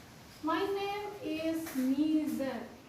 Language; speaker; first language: English; non-native, fluent; Indonesian